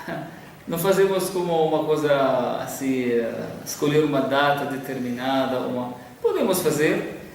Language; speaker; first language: Portuguese; non-native, fluent; Arabic